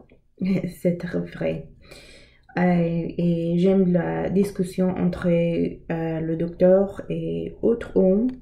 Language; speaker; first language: French; non-native, learner; English